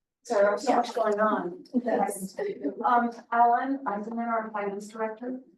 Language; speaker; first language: English; native; English